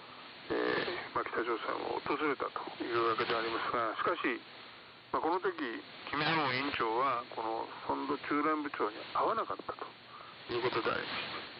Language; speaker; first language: Japanese; native; Japanese